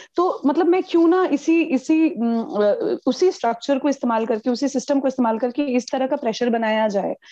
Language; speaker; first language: Hindi; native; Hindi